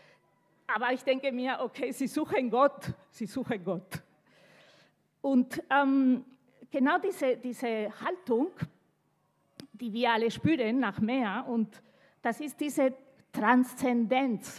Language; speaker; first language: German; non-native, fluent; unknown